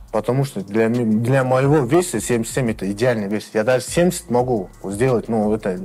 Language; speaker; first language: Russian; non-native, local second language; Uzbek